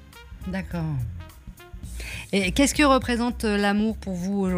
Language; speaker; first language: French; native; French